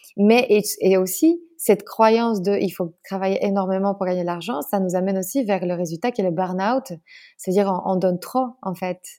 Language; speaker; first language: French; non-native, fluent; Polish